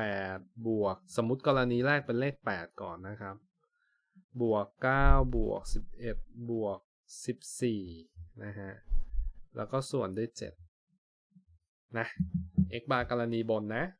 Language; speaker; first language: Thai; native; Thai